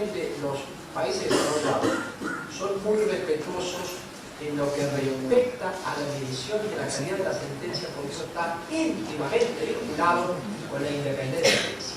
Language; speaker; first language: Spanish; native; Spanish